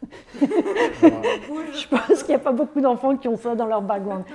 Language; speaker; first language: French; native; French